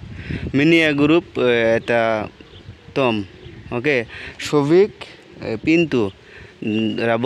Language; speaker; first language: Russian; non-native, learner; Bangla